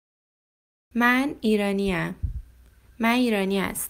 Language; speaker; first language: Persian; native; Persian